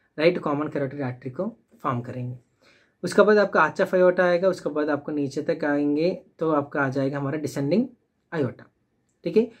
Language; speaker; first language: Hindi; non-native, local second language; Telugu